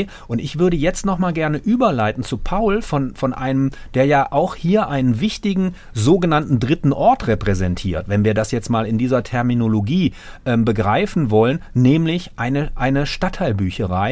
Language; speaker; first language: German; native; German